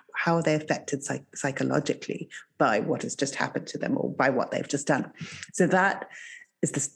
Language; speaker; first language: English; native; English